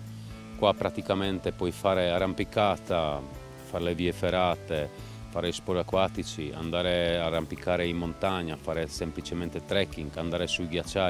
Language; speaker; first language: Italian; non-native, fluent; Czech